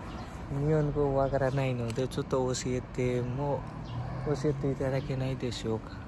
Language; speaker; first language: Japanese; non-native, learner; Nepali